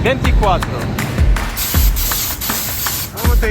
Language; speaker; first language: Spanish; non-native, learner; English